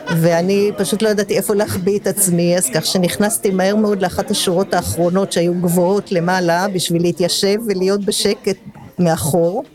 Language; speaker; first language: Hebrew; early bilingual, other home language; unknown